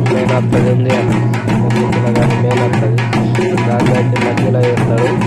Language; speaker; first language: Telugu; non-native, local second language; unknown